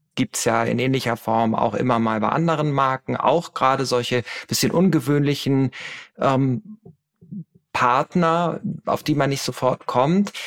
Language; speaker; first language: German; native; German